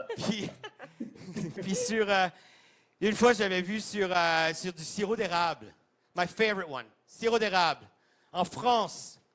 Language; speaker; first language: French; non-native, local second language; English